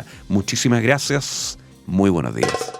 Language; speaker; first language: Spanish; native; Spanish